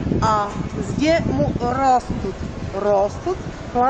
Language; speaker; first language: Russian; non-native, learner; Slovak